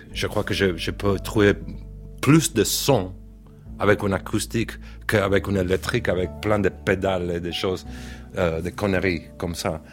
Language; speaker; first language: French; non-native, learner; English